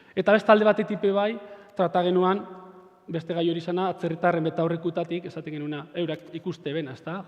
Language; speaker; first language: Basque; native; Basque